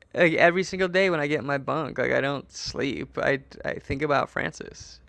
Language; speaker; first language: English; native; English